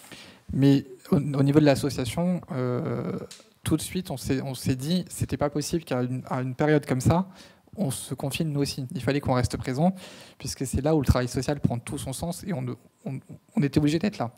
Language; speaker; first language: French; native; French